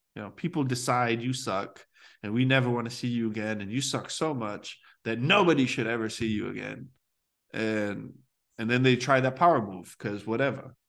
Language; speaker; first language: English; early bilingual, other home language; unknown